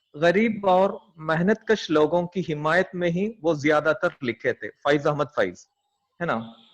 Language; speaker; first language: Hindi; non-native, local second language; Malayalam